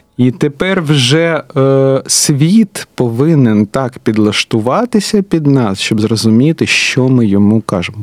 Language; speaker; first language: Ukrainian; non-native, local second language; Russian